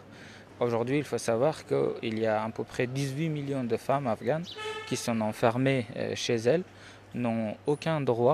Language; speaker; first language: French; non-native, fluent; Persian